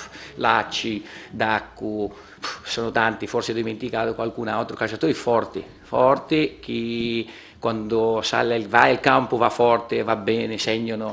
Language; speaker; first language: Italian; non-native, fluent; Portuguese